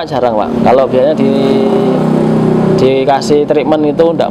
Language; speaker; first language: Indonesian; native; Indonesian